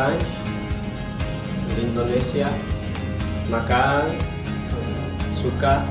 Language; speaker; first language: Indonesian; non-native, learner; Spanish